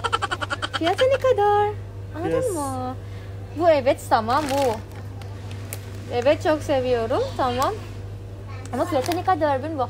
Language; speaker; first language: Turkish; non-native, learner; Indonesian